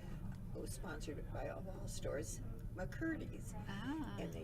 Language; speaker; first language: English; native; English